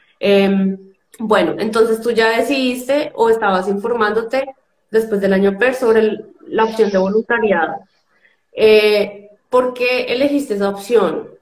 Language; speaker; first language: Spanish; native; Spanish